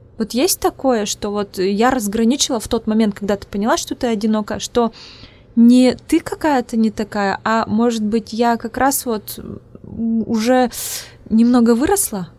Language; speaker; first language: Russian; non-native, local second language; Udmurt